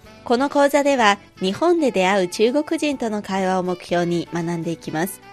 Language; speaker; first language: Japanese; non-native, fluent; Chinese